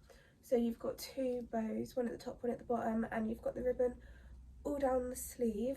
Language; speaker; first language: English; native; English